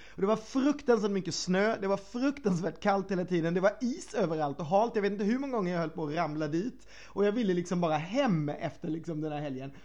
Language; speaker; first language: Swedish; native; Swedish